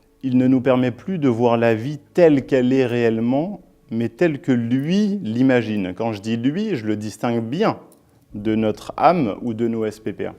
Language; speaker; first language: French; native; French